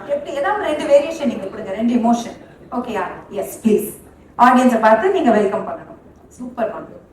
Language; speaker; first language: Tamil; native; Tamil